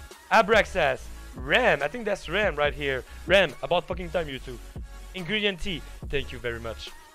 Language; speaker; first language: English; non-native, fluent; French